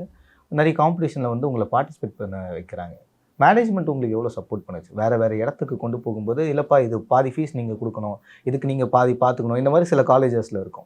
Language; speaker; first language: Tamil; native; Tamil